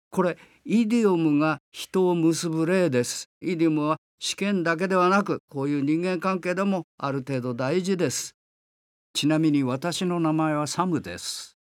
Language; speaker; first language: Japanese; native; Japanese